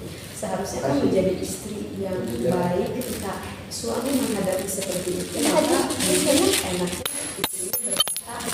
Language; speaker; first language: Indonesian; native; Indonesian